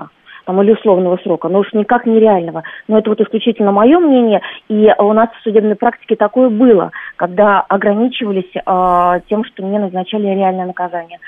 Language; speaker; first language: Russian; native; Russian